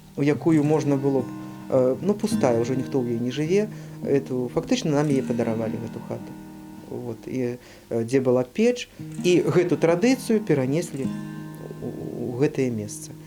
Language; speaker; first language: Belarusian; native; Belarusian